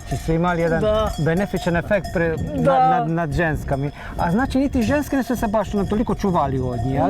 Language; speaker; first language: Bosnian; native; Bosnian